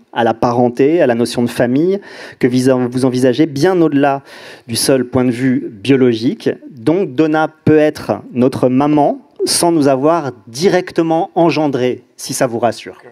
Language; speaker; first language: French; native; French